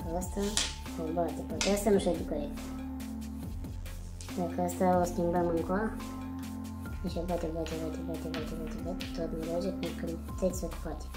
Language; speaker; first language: Romanian; non-native, learner; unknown